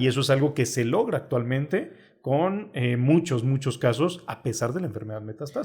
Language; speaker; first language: Spanish; native; Spanish